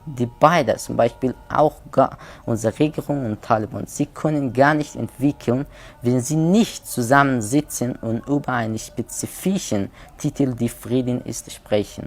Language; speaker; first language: German; non-native, learner; Persian